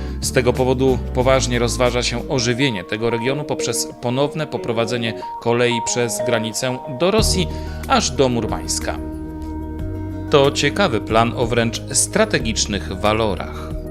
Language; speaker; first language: Polish; native; Polish